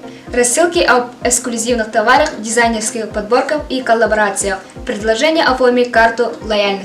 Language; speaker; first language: Russian; non-native, local second language; Yakut